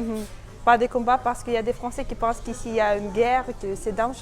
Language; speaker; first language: French; non-native, fluent; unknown